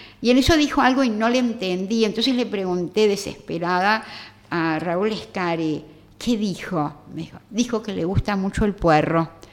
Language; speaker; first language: Spanish; native; Spanish